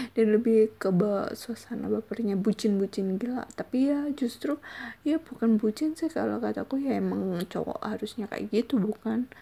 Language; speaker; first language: Indonesian; native; Indonesian